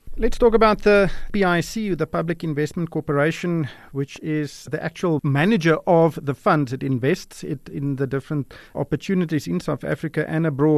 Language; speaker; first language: English; non-native, local second language; Afrikaans